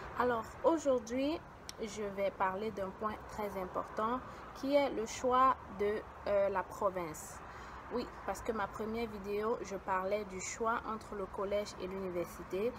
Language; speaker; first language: French; native; French